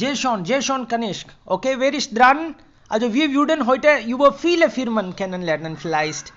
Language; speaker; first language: German; non-native, fluent; Hindi